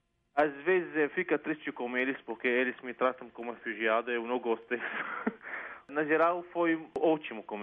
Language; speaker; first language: Portuguese; non-native, learner; Arabic